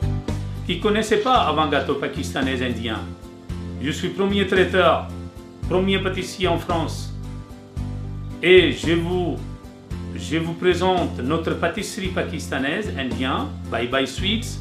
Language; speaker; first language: French; non-native, learner; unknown